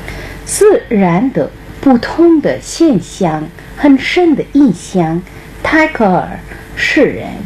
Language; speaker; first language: Chinese; non-native, fluent; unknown